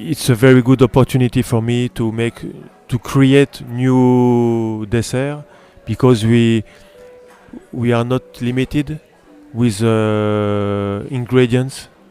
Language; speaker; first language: English; non-native, learner; French